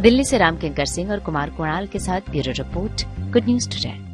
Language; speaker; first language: Hindi; native; Hindi